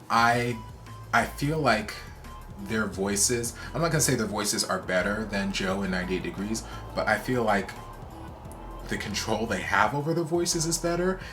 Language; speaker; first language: English; native; English